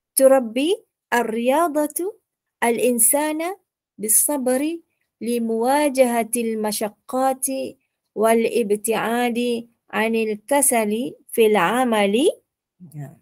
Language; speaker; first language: Arabic; non-native, fluent; Malay